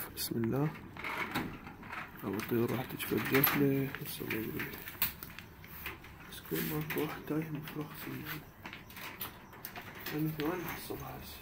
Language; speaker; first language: Arabic; native; Arabic